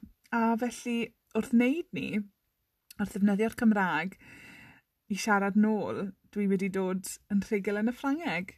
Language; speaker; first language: Welsh; non-native, local second language; English